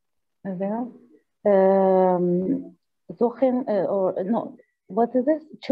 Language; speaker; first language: German; non-native, learner; Arabic